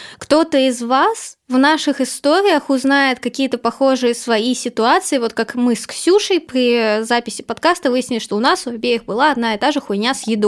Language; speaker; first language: Russian; native; Russian